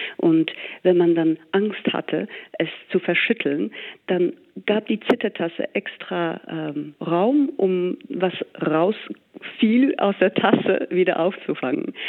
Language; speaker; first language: German; non-native, fluent; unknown